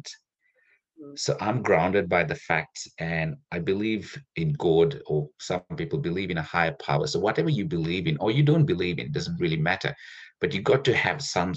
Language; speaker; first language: English; non-native, local second language; Sinhala